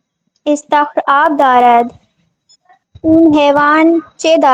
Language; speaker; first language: Persian; non-native, learner; Urdu